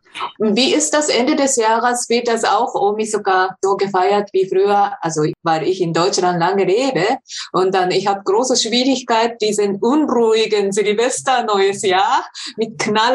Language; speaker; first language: German; non-native, fluent; Japanese